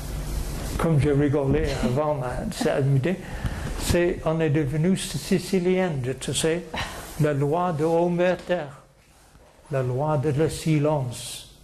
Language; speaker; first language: French; non-native, fluent; English